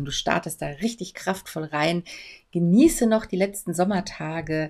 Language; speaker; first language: German; native; German